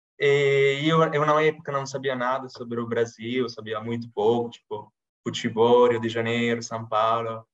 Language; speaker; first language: Portuguese; non-native, fluent; Italian